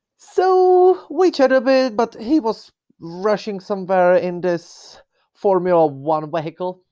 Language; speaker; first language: English; non-native, fluent; Czech